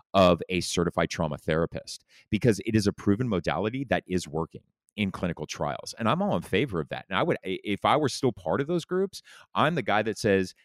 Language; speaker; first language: English; native; English